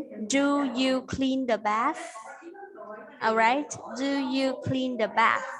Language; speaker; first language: English; non-native, fluent; Vietnamese